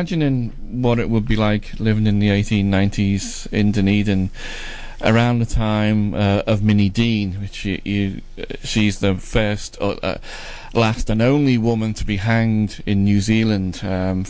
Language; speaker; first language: English; native; English